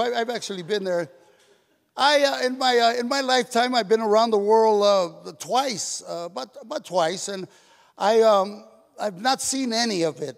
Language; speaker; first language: English; native; English